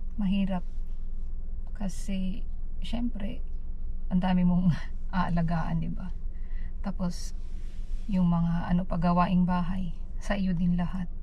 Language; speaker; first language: Filipino; native; Filipino